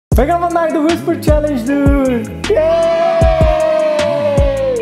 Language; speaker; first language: Dutch; early bilingual, other home language; Turkish